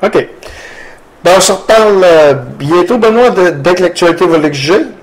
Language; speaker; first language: French; native; French